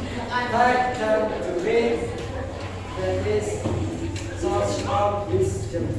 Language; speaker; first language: English; non-native, learner; Indonesian